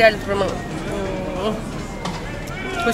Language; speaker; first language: Russian; native; Russian